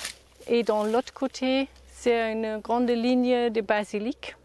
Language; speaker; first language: French; non-native, learner; German